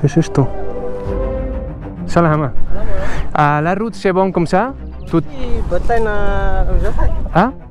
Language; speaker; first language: French; non-native, learner; Spanish